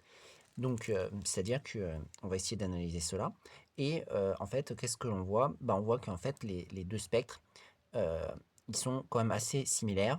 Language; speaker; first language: French; native; French